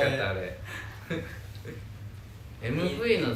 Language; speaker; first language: Japanese; native; Japanese